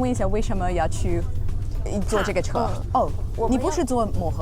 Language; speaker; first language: Chinese; non-native, learner; English